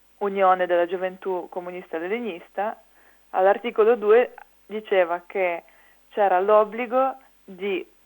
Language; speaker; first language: Italian; non-native, fluent; Ukrainian